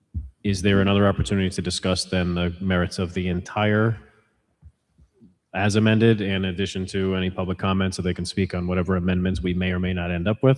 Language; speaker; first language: English; native; English